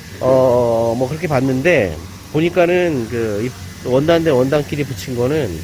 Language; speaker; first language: Korean; native; Korean